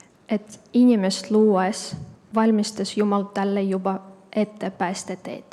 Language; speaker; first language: Estonian; non-native, local second language; Russian